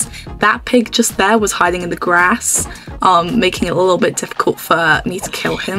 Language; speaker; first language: English; native; English